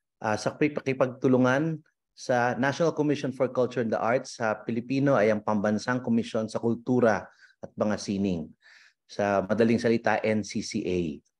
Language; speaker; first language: Filipino; native; Filipino